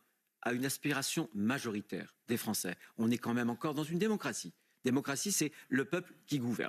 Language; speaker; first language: French; native; French